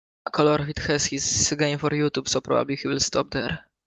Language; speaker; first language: English; non-native, fluent; Polish